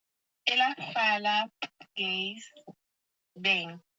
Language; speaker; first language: Portuguese; non-native, learner; Haitian Creole